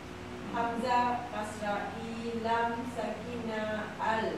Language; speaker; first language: Arabic; non-native, learner; Malay